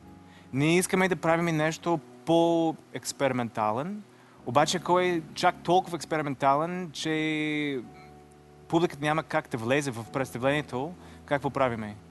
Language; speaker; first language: Bulgarian; non-native, learner; English